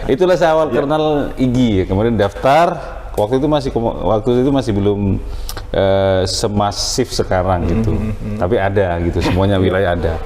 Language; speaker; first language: Indonesian; non-native, local second language; Madurese